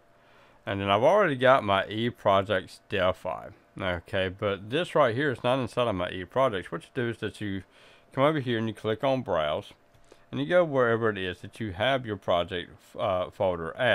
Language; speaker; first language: English; native; English